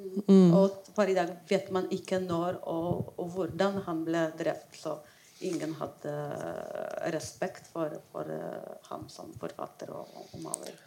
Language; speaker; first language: Norwegian; non-native, fluent; Polish